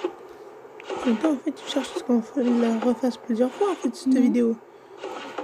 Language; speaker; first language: French; native; French